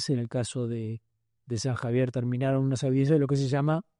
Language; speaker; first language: Spanish; native; Spanish